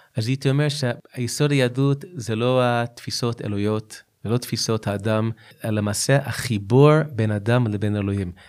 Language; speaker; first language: Hebrew; non-native, fluent; English